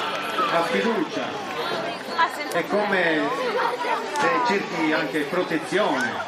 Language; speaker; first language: Italian; native; Italian